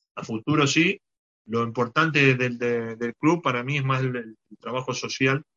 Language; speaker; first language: Spanish; native; Spanish